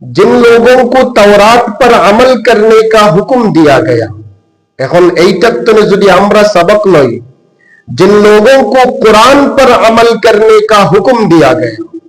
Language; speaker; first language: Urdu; non-native, local second language; Bangla